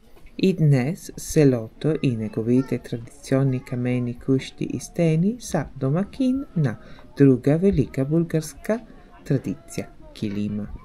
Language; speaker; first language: Bulgarian; non-native, learner; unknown